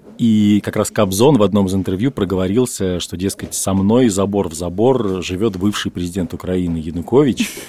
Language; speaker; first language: Russian; native; Russian